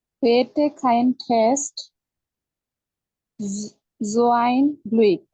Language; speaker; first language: German; non-native, learner; Bangla